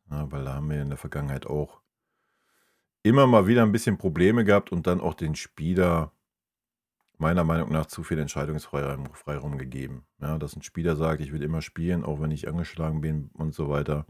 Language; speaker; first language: German; native; German